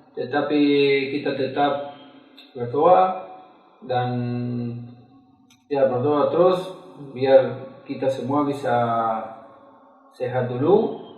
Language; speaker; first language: Indonesian; non-native, fluent; Spanish